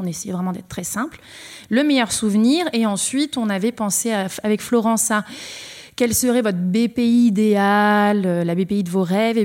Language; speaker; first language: French; native; French